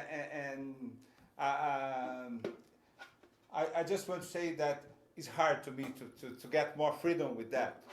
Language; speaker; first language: English; non-native, fluent; Portuguese